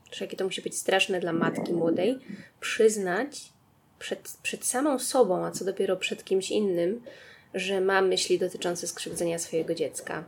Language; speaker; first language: Polish; native; Polish